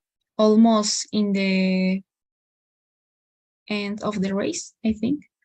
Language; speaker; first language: English; non-native, learner; Spanish